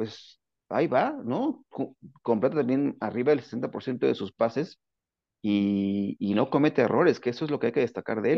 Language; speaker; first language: Spanish; native; Spanish